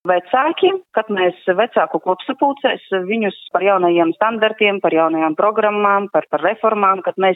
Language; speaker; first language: Latvian; non-native, local second language; Russian